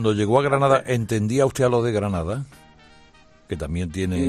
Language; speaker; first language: Spanish; native; Spanish